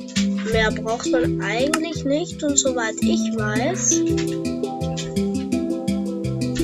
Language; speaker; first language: German; native; German